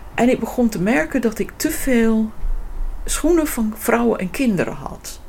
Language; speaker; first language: Dutch; non-native, fluent; English